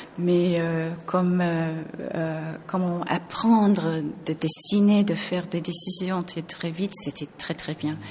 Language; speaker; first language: French; non-native, fluent; English